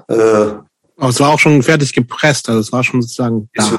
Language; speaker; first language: German; native; German